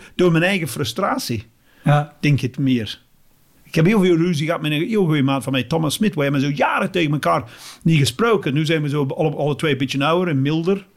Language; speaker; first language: Dutch; non-native, fluent; English